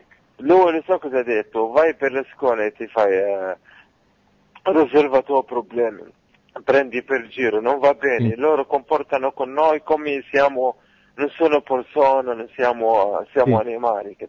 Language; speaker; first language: Italian; non-native, local second language; Arabic